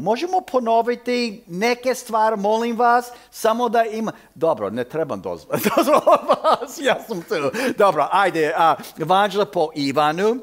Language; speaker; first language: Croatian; early bilingual, heritage; Croatian